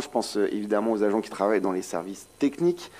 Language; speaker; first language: French; native; French